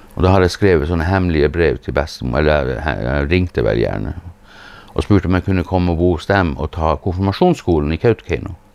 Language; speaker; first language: Norwegian; early bilingual, other home language; English